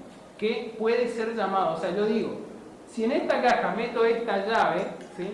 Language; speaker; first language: Spanish; native; Spanish